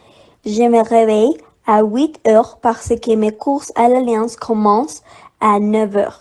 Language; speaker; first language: French; non-native, learner; Spanish